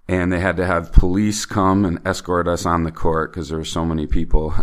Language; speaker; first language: English; native; English